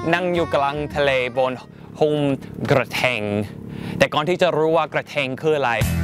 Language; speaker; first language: Thai; non-native, fluent; English